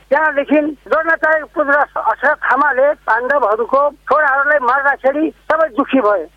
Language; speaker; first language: Nepali; non-native, local second language; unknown